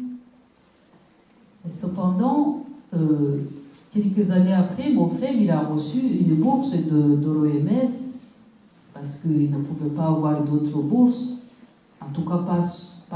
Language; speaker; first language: French; non-native, local second language; Kinyarwanda